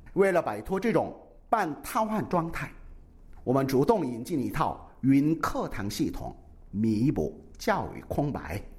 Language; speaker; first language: Chinese; non-native, fluent; Korean